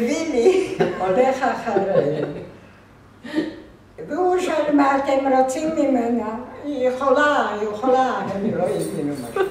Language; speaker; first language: Hebrew; non-native, fluent; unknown